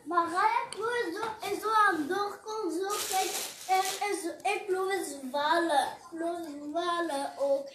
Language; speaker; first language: Dutch; non-native, learner; French